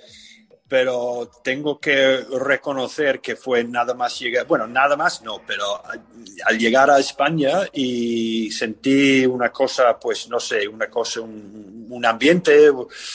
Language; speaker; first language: Spanish; non-native, fluent; English